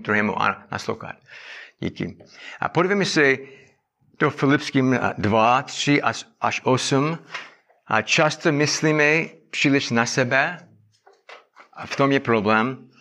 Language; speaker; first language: Czech; non-native, learner; English